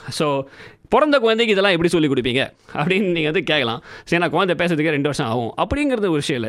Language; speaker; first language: Tamil; native; Tamil